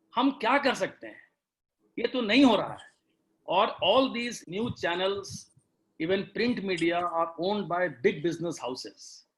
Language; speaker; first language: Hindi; native; Hindi